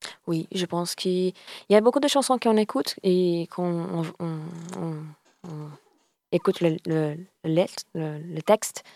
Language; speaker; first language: French; non-native, learner; Portuguese